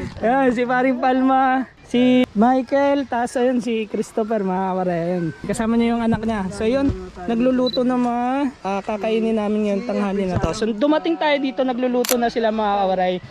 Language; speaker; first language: Filipino; native; Filipino